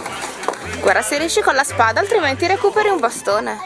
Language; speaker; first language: Italian; native; Italian